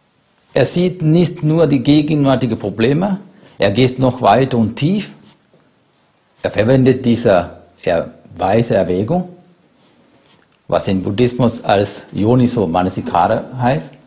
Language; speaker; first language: German; non-native, fluent; Sinhala